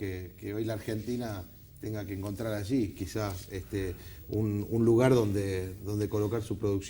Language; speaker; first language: Spanish; native; Spanish